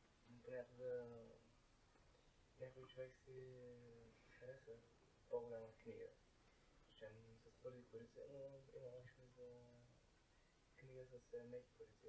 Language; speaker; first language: Bulgarian; non-native, learner; Russian